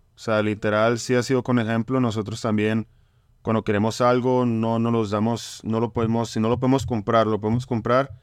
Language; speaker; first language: Spanish; native; Spanish